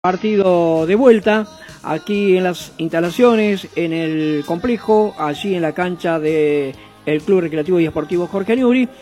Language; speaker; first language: Spanish; native; Spanish